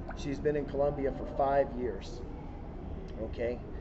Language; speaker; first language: English; native; English